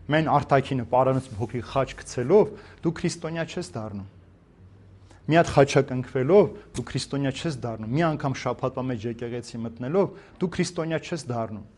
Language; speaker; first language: Armenian; native; Armenian